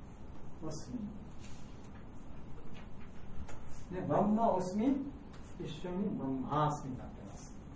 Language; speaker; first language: Japanese; non-native, fluent; Bangla